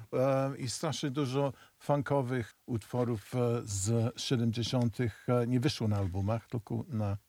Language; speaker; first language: Polish; early bilingual, heritage; Polish